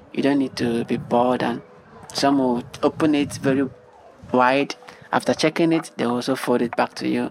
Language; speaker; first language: English; non-native, local second language; Igbo